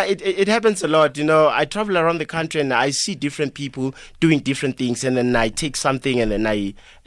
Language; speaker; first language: English; non-native, local second language; South Ndebele